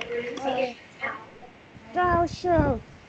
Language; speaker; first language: English; non-native, learner; Vietnamese